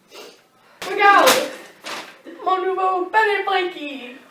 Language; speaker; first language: French; non-native, learner; English